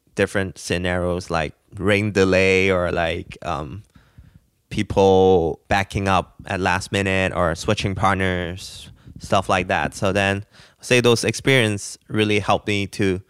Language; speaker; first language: English; non-native, local second language; Cantonese